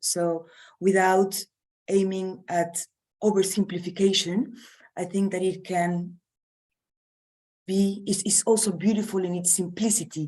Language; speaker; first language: English; non-native, fluent; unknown